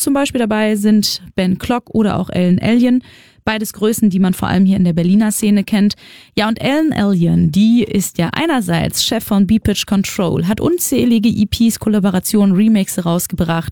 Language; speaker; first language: German; native; German